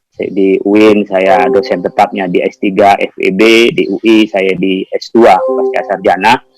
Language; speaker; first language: Indonesian; non-native, local second language; Madurese